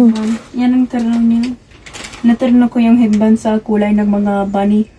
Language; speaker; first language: Filipino; early bilingual, heritage; Filipino